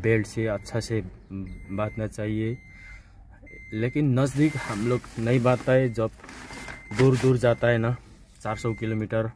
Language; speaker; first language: Hindi; non-native, learner; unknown